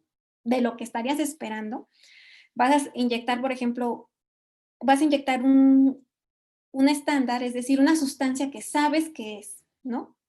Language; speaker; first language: Spanish; native; Spanish